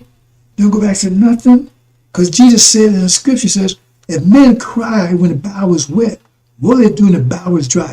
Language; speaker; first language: English; native; English